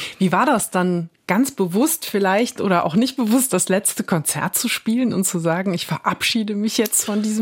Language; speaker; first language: German; native; German